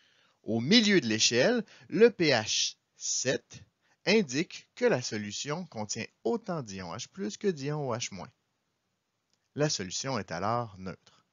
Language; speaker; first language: French; native; French